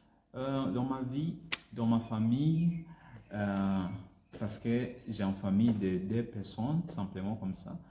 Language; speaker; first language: French; non-native, learner; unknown